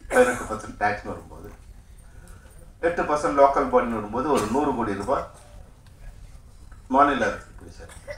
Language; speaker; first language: Tamil; native; Tamil